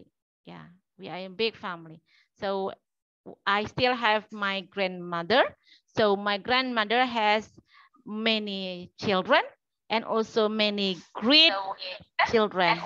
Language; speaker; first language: English; non-native, learner; Indonesian